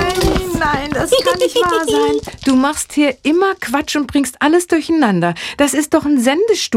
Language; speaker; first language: German; native; German